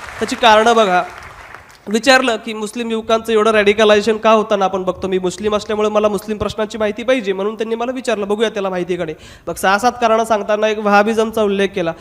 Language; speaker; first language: Marathi; non-native, local second language; Hindi